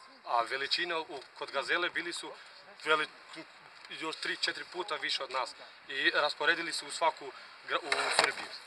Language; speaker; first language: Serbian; non-native, local second language; Romany